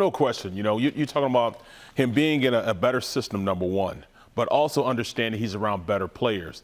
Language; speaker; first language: English; native; English